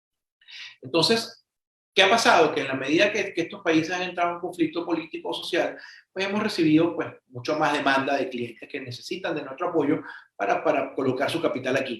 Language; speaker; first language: Spanish; native; Spanish